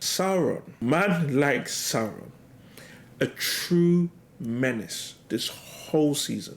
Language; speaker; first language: English; native; English